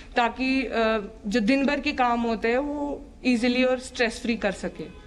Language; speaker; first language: Hindi; native; Hindi